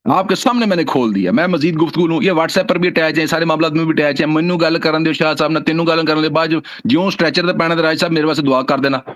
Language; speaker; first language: Urdu; non-native, local second language; Punjabi